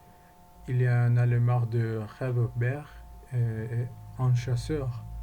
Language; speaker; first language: French; non-native, learner; Spanish